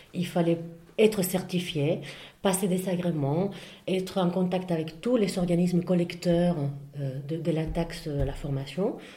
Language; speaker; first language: French; non-native, fluent; Spanish